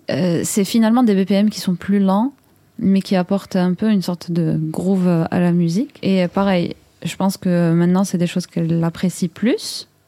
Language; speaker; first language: French; non-native, local second language; Arabic